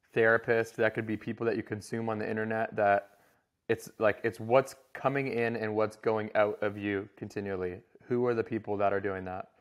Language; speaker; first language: English; native; English